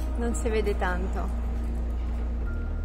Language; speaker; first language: Italian; non-native, learner; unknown